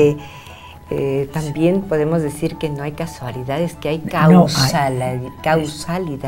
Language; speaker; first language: Spanish; native; Spanish